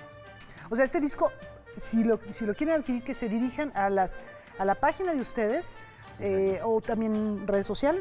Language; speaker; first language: Spanish; native; Spanish